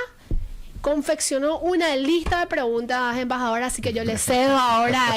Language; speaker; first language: Spanish; native; Spanish